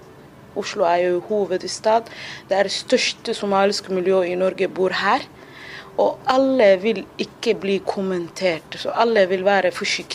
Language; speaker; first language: Norwegian; non-native, fluent; Somali